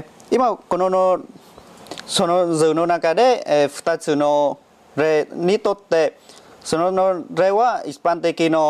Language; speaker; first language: Japanese; non-native, learner; Vietnamese